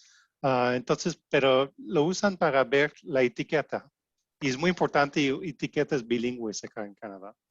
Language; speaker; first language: Spanish; non-native, fluent; French